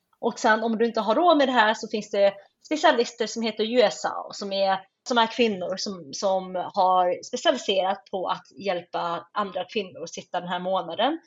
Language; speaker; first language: Swedish; native; Swedish